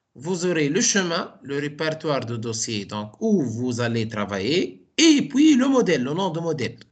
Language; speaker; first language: French; non-native, local second language; Arabic